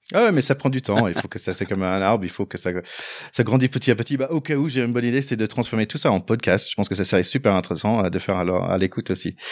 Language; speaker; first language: French; non-native, fluent; English